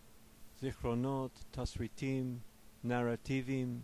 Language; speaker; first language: Hebrew; non-native, fluent; English